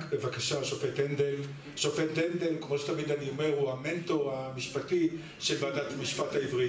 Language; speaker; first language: Hebrew; native; Hebrew